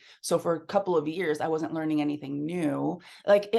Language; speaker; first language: English; early bilingual, other home language; Spanish